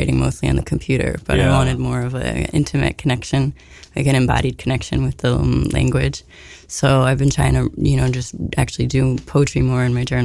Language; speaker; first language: English; native; English